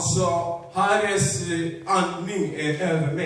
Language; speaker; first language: Swedish; non-native, fluent; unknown